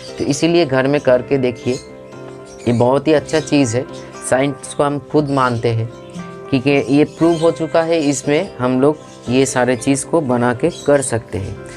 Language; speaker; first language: Hindi; non-native, local second language; Bangla